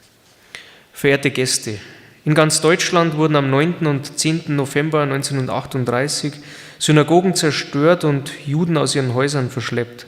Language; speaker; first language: German; native; German